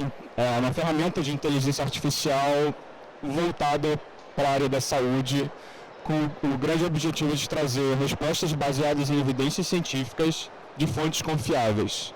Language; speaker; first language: Portuguese; native; Portuguese